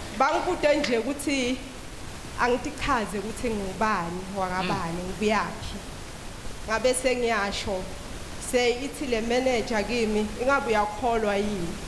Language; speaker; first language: Zulu; non-native, local second language; Swati